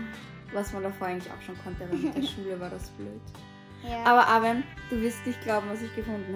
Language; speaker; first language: German; native; German